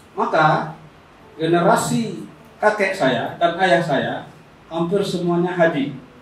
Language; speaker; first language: Indonesian; non-native, local second language; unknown